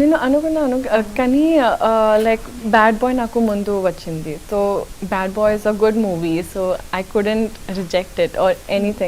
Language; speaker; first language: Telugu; non-native, local second language; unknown